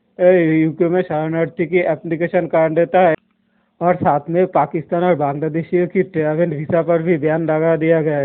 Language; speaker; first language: Hindi; non-native, local second language; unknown